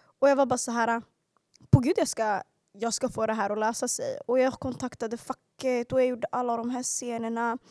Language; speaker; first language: Swedish; early bilingual, other home language; Arabic